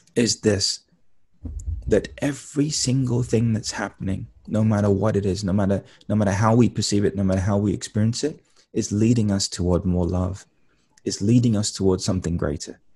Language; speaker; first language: English; native; English